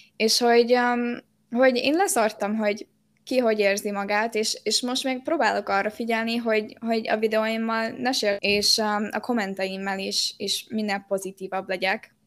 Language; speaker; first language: Hungarian; early bilingual, heritage; Hungarian